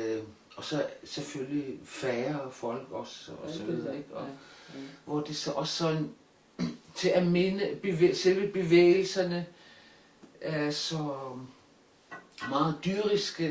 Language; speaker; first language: Danish; non-native, local second language; Kalaallisut